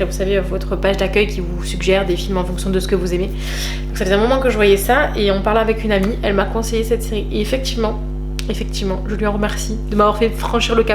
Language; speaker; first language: French; native; French